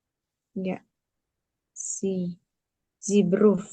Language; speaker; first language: German; non-native, learner; Indonesian